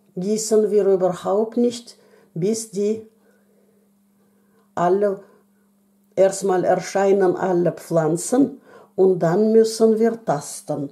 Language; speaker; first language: German; non-native, fluent; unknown